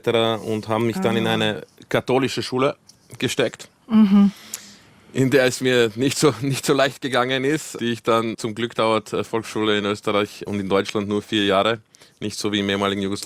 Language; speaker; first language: German; early bilingual, other home language; Croatian